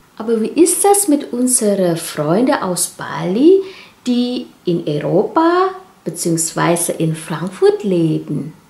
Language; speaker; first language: German; non-native, fluent; Indonesian